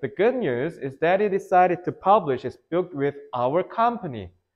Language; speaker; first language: English; non-native, fluent; Korean